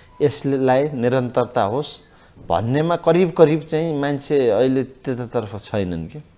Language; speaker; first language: Nepali; native; Nepali